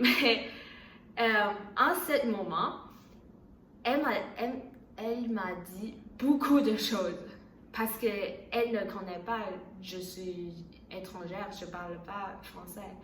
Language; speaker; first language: French; non-native, learner; Chinese